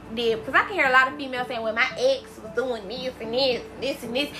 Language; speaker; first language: English; native; English